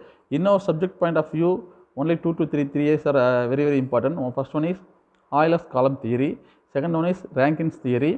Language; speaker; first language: English; non-native, local second language; Tamil